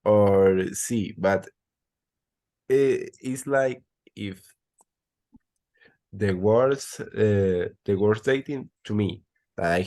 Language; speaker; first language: English; non-native, learner; Spanish